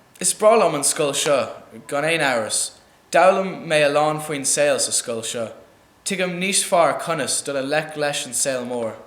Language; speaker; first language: Irish; non-native, local second language; English